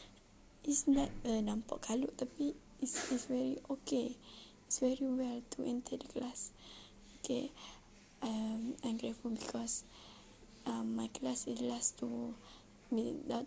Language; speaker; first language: English; non-native, learner; Malay